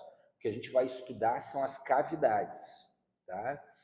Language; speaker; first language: Portuguese; native; Portuguese